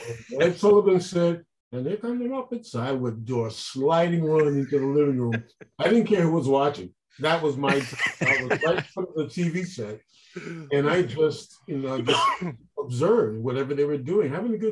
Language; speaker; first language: English; native; English